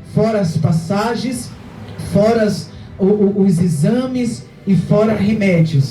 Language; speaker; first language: Portuguese; native; Portuguese